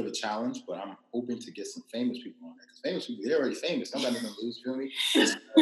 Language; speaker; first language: English; native; English